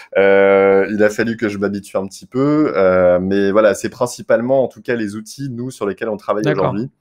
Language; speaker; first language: French; native; French